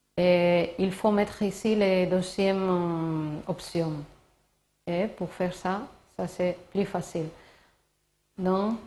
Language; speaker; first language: French; non-native, learner; Spanish